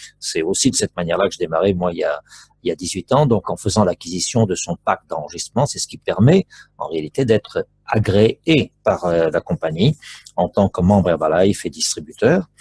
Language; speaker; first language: French; native; French